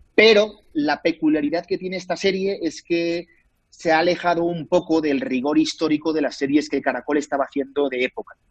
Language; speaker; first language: Spanish; native; Spanish